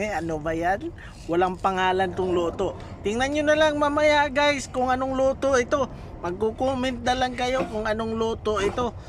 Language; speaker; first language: Filipino; non-native, local second language; Cebuano